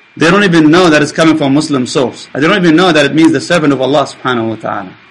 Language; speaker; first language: English; non-native, fluent; Arabic